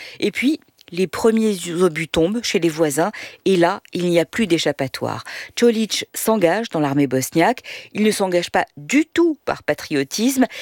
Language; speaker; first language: French; native; French